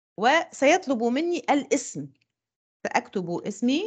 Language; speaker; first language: Arabic; native; Arabic